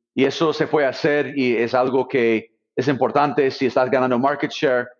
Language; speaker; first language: Spanish; non-native, fluent; English